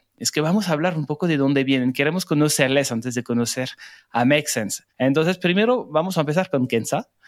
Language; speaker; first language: Spanish; non-native, fluent; French